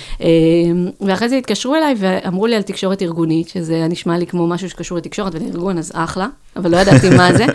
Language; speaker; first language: Hebrew; native; Hebrew